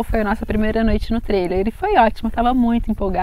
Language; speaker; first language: Portuguese; native; Portuguese